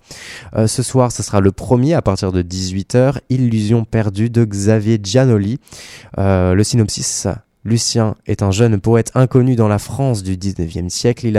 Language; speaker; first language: French; native; French